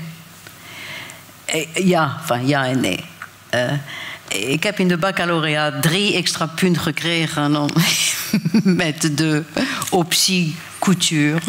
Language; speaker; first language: Dutch; non-native, fluent; French